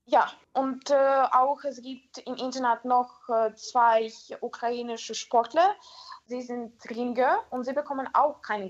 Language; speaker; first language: German; non-native, learner; Ukrainian